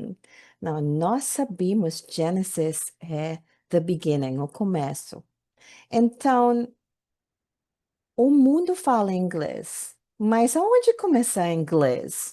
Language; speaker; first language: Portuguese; non-native, learner; English